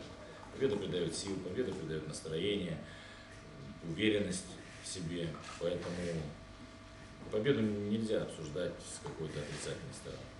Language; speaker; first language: Russian; native; Russian